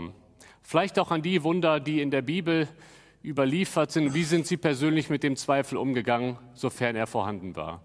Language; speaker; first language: German; native; German